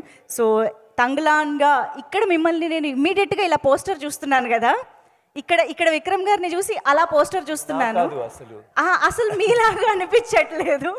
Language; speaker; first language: Telugu; native; Telugu